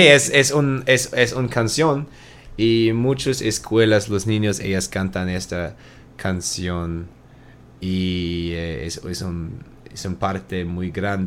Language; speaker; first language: Spanish; non-native, learner; German